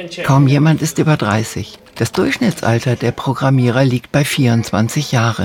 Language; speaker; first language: German; native; German